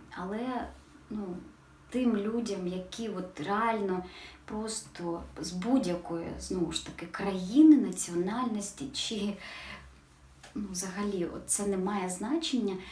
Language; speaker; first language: Ukrainian; non-native, local second language; Russian